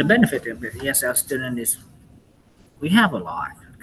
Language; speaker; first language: English; non-native, learner; Vietnamese